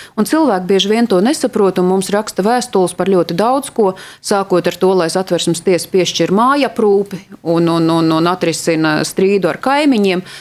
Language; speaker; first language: Latvian; native; Latvian